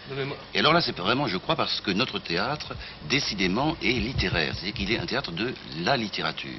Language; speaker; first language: French; native; French